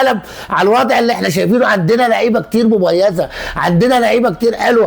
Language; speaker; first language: Arabic; native; Arabic